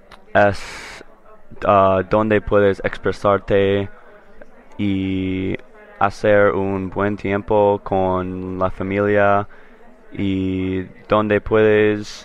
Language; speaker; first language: Spanish; non-native, learner; English